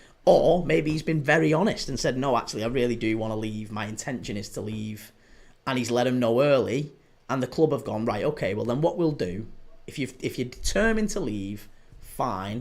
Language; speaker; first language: English; native; English